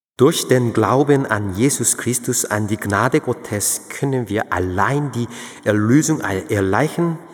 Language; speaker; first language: German; non-native, fluent; Korean